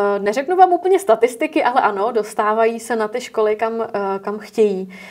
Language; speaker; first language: Czech; native; Czech